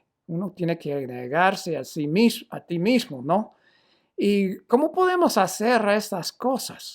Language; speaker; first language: Spanish; non-native, fluent; English